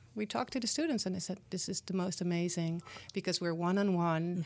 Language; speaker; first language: English; non-native, fluent; Dutch